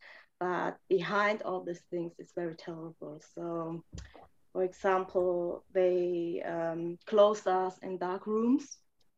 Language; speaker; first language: English; non-native, fluent; German